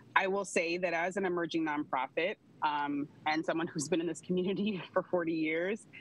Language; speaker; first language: English; native; English